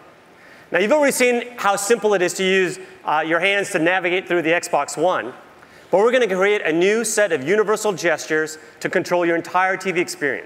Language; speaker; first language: English; native; English